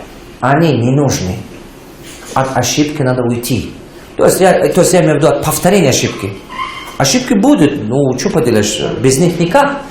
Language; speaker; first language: Russian; non-native, local second language; Tajik